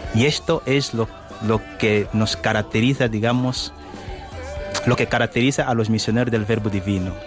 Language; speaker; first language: Spanish; non-native, fluent; Portuguese